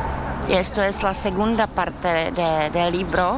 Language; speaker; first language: Spanish; non-native, learner; Czech